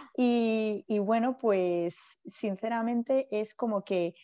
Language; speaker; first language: Spanish; native; Spanish